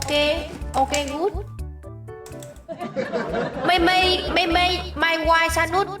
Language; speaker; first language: English; non-native, learner; Vietnamese